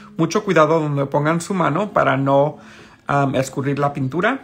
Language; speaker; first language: Spanish; early bilingual, heritage; Spanish